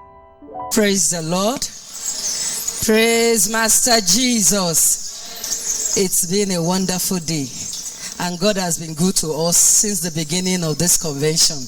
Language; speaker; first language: English; non-native, local second language; Yoruba